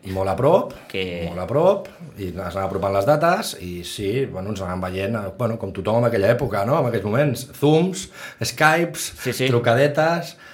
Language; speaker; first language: Catalan; native; Catalan